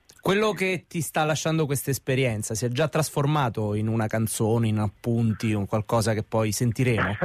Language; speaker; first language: Italian; native; Italian